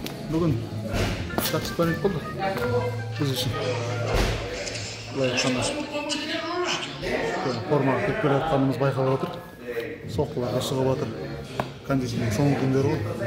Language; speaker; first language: Kazakh; native; Kazakh